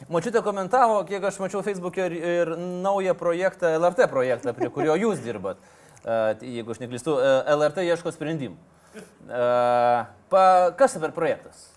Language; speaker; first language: Lithuanian; native; Lithuanian